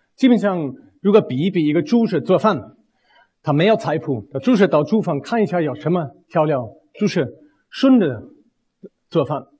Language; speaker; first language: Chinese; non-native, fluent; German